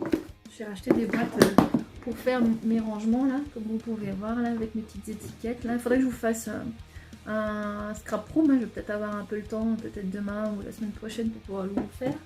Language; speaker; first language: French; native; French